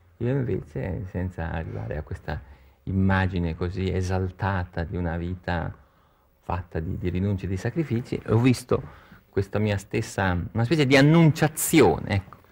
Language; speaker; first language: Italian; native; Italian